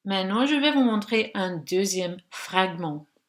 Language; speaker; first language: French; non-native, local second language; Dutch